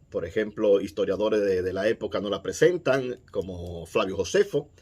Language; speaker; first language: Spanish; native; Spanish